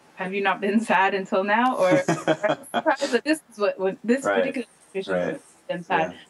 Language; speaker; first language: English; native; English